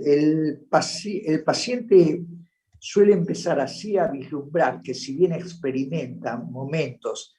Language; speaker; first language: Spanish; native; Spanish